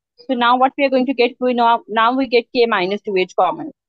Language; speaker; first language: English; non-native, local second language; Urdu